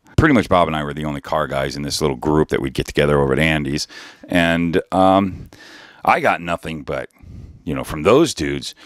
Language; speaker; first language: English; native; English